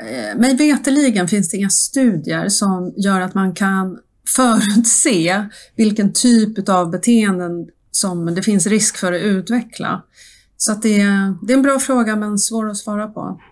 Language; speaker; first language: Swedish; native; Swedish